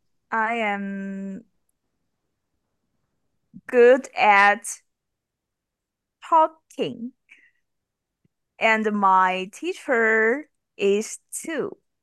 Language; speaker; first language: English; non-native, learner; Chinese